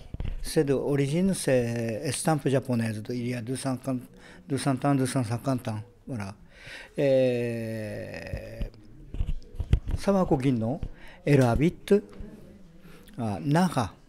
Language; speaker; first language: French; non-native, fluent; Japanese